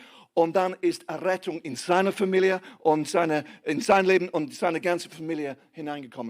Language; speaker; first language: German; non-native, fluent; English